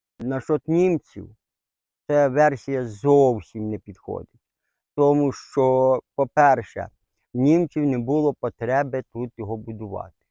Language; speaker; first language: Ukrainian; native; Ukrainian